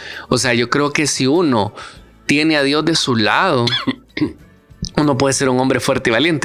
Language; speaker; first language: Spanish; native; Spanish